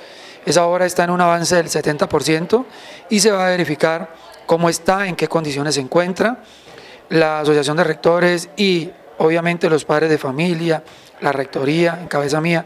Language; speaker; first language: Spanish; native; Spanish